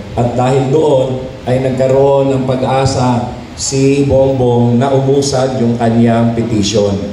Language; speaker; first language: Filipino; non-native, local second language; Hiligaynon